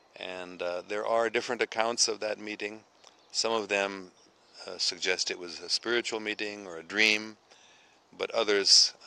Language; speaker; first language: English; native; English